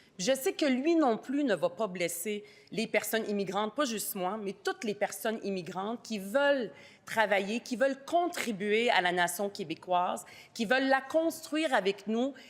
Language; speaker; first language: French; early bilingual, other home language; Arabic